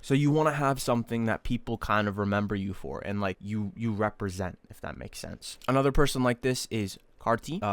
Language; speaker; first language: English; native; English